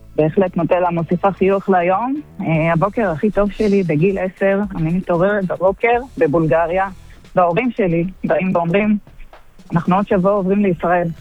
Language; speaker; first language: Hebrew; early bilingual, other home language; Bulgarian